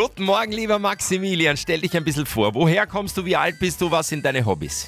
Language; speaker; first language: German; native; German